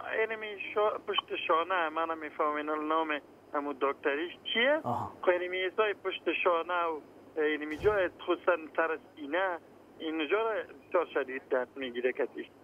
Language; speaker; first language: Persian; native; Persian